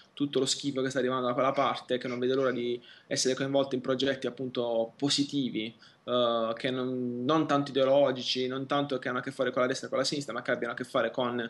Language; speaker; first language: Italian; native; Italian